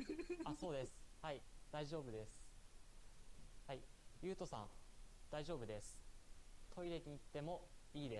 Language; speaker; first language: Japanese; non-native, learner; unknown